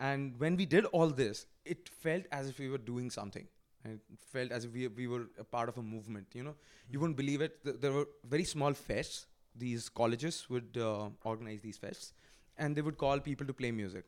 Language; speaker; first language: English; non-native, local second language; Odia